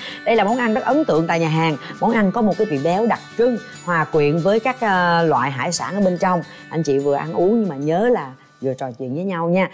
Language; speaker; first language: Vietnamese; native; Vietnamese